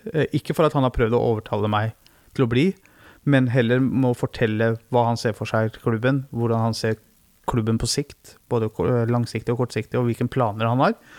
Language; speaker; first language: Norwegian; early bilingual, other home language; Persian